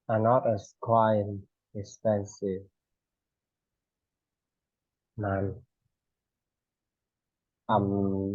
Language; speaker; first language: English; non-native, fluent; Vietnamese